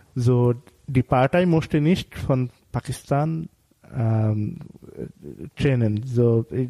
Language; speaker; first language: German; non-native, learner; Bangla